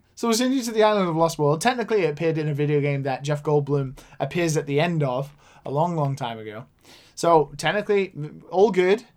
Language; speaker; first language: English; native; English